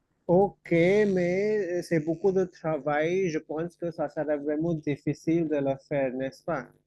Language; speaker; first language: French; non-native, fluent; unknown